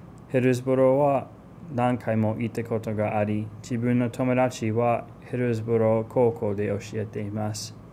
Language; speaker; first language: Japanese; non-native, fluent; English